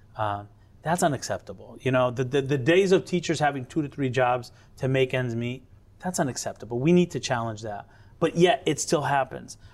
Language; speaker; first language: English; native; English